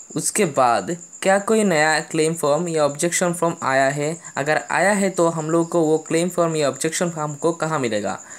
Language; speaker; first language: Hindi; non-native, local second language; Bangla